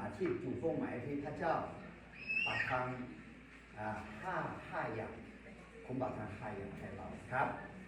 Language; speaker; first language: Thai; non-native, local second language; Akha